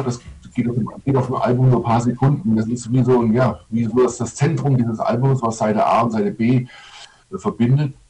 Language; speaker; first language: German; native; German